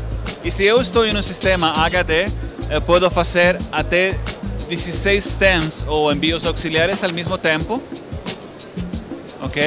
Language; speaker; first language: Portuguese; non-native, learner; Spanish